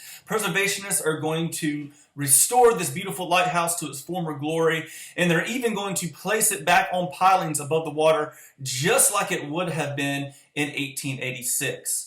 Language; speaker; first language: English; native; English